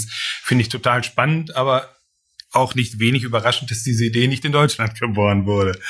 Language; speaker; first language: German; native; German